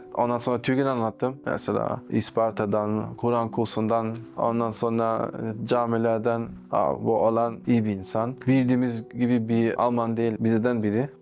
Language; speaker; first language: Turkish; non-native, fluent; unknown